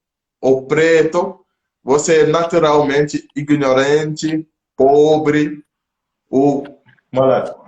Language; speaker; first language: Portuguese; non-native, local second language; French